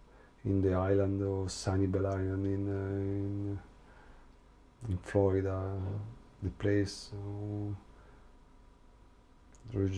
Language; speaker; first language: English; non-native, learner; Italian